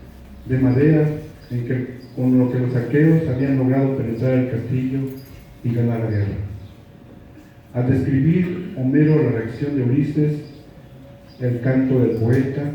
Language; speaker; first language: Spanish; native; Spanish